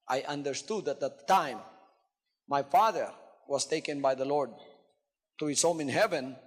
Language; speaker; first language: English; non-native, local second language; Filipino